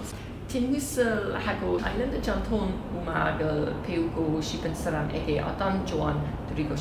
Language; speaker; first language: Korean; non-native, learner; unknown